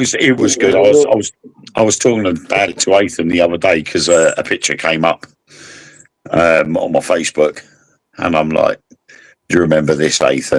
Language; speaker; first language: English; native; English